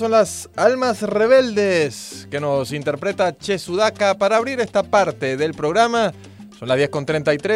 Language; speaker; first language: Spanish; native; Spanish